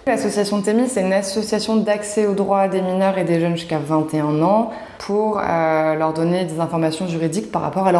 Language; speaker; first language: French; native; French